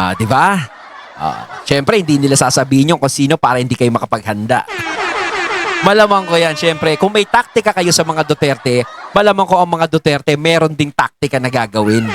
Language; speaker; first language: Filipino; native; Filipino